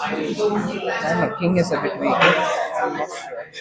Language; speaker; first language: English; non-native, fluent; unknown